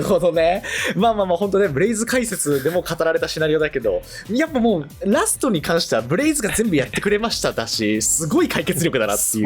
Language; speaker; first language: Japanese; native; Japanese